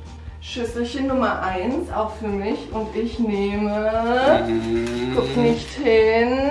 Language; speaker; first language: German; native; German